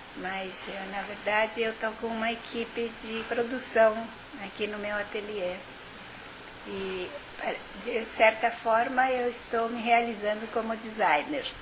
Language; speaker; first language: Portuguese; early bilingual, other home language; Japanese